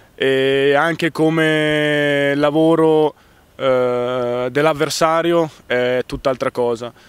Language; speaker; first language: Italian; native; Italian